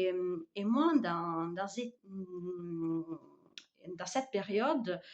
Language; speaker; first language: French; non-native, fluent; Italian